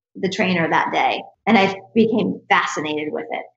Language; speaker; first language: English; native; English